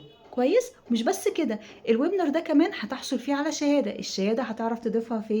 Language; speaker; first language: Arabic; native; Arabic